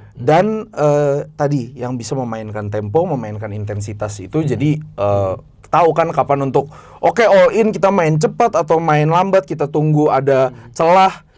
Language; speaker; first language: Indonesian; native; Indonesian